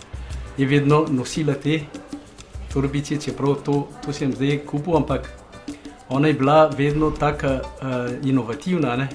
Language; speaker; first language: Slovenian; non-native, learner; Malagasy